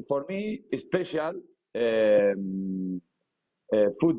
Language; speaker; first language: English; non-native, learner; Spanish